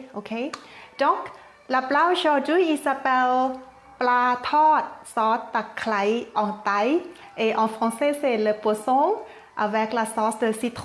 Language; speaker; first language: French; non-native, learner; Thai